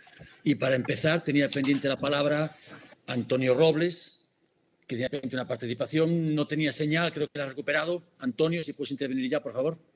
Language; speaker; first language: Spanish; native; Spanish